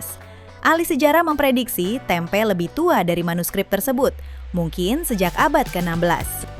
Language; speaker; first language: Indonesian; native; Indonesian